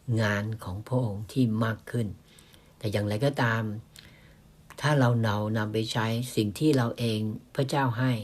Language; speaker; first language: Thai; native; Thai